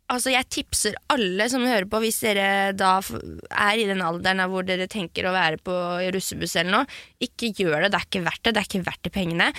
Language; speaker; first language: Norwegian; early bilingual, other home language; French